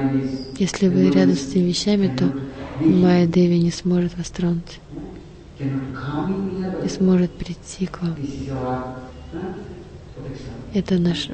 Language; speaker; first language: Russian; non-native, learner; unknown